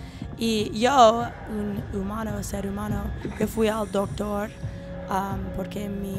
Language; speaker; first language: Spanish; non-native, learner; English